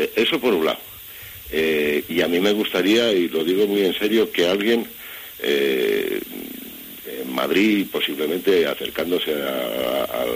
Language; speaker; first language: Spanish; native; Spanish